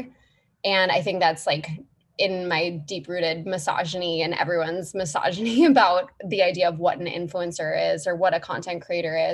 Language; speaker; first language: English; native; English